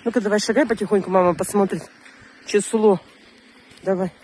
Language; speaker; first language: Russian; native; Russian